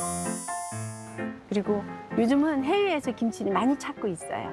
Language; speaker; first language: Korean; native; Korean